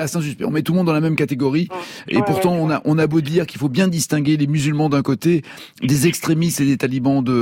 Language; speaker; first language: French; native; French